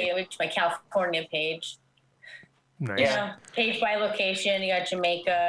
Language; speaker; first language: English; native; English